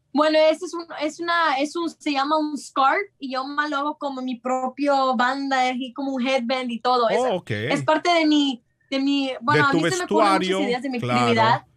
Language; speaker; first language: Spanish; early bilingual, heritage; Spanish